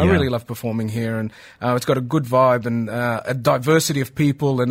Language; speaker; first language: English; native; English